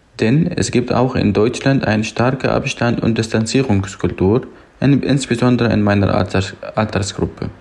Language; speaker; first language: German; non-native, fluent; Arabic